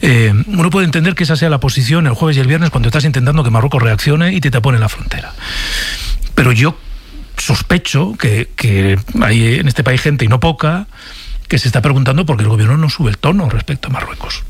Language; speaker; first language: Spanish; native; Spanish